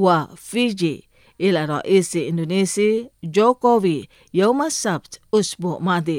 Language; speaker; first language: Arabic; non-native, fluent; Indonesian